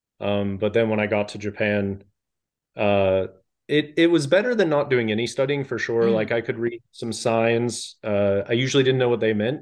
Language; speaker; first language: English; native; English